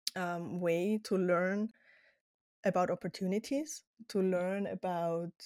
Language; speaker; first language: English; non-native, fluent; German